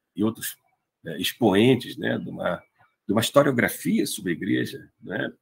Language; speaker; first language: Portuguese; native; Portuguese